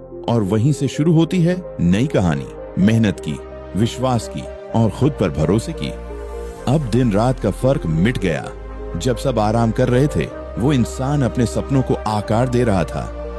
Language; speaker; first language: Hindi; native; Hindi